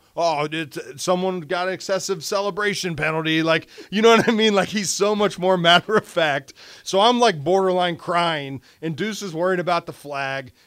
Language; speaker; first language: English; native; English